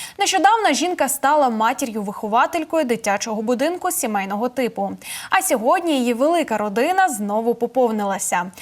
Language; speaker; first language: Ukrainian; native; Ukrainian